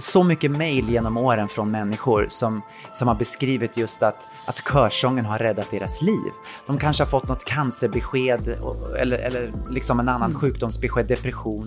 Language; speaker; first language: Swedish; native; Swedish